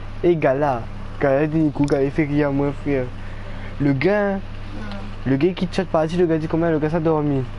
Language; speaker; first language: French; non-native, local second language; Réunion Creole French